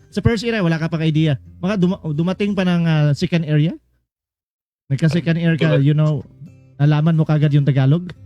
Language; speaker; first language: Filipino; native; Filipino